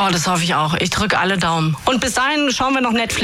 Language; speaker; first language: German; native; German